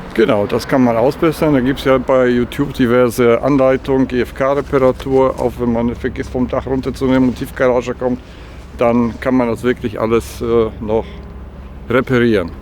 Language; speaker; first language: German; early bilingual, other home language; Polish